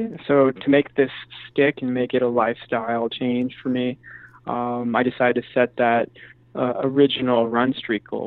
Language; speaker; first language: English; native; English